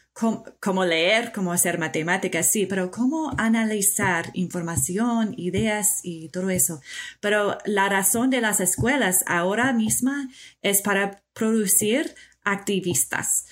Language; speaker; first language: Spanish; non-native, fluent; English